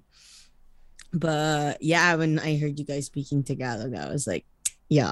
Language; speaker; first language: English; non-native, local second language; Iloko